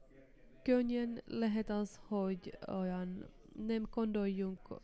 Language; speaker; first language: Hungarian; non-native, fluent; Finnish